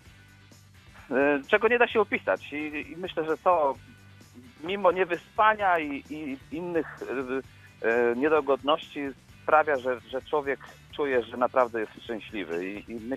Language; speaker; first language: Polish; native; Polish